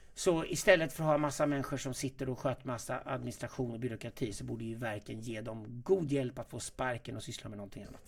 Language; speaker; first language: Swedish; native; Swedish